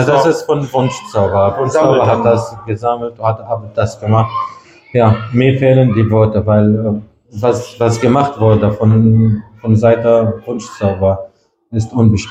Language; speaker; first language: German; non-native, fluent; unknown